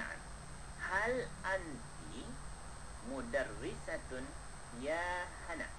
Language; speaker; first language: Arabic; non-native, fluent; Malay